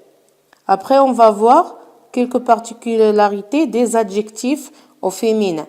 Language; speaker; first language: French; non-native, local second language; Arabic